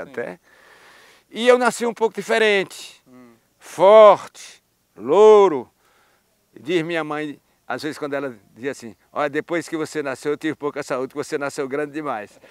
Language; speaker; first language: Portuguese; native; Portuguese